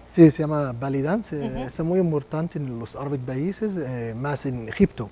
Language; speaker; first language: Spanish; non-native, learner; Arabic